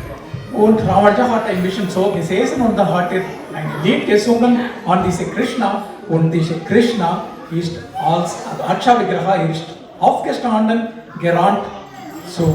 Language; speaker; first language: German; non-native, learner; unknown